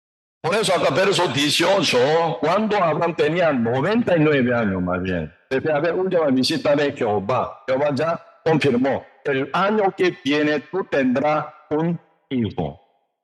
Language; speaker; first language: Spanish; non-native, learner; Korean